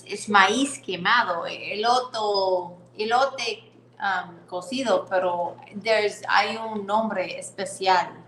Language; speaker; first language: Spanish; non-native, fluent; English